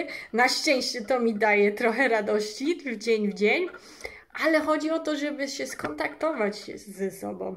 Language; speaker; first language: Polish; early bilingual, heritage; English